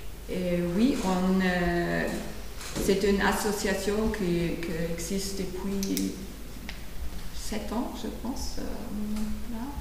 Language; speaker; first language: French; non-native, fluent; German